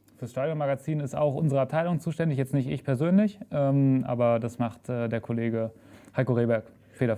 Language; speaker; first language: German; native; German